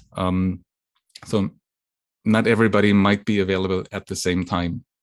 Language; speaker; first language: English; non-native, fluent; German